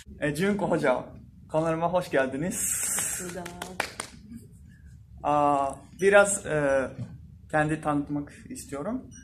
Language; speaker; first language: Turkish; non-native, learner; Japanese